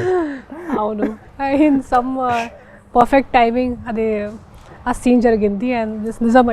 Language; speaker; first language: Telugu; non-native, local second language; Hindi